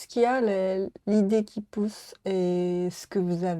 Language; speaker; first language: French; non-native, learner; Japanese